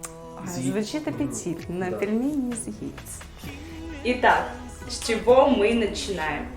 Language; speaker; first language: Russian; native; Russian